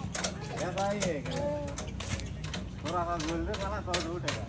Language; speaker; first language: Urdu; non-native, learner; Nepali